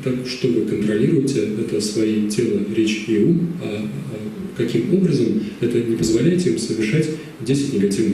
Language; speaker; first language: Russian; native; Russian